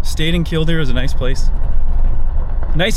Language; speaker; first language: English; native; English